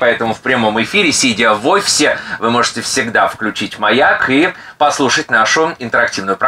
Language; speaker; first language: Russian; native; Russian